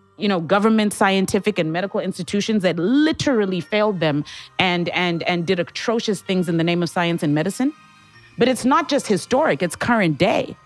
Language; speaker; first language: English; non-native, local second language; Shona